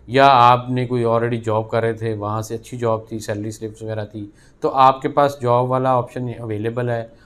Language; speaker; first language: Urdu; non-native, local second language; Punjabi